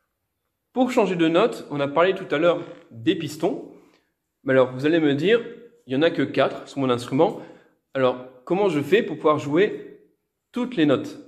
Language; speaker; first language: French; native; French